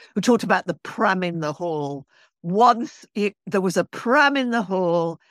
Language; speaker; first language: English; native; English